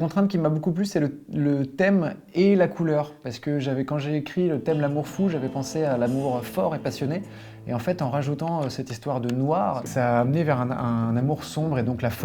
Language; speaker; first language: French; native; French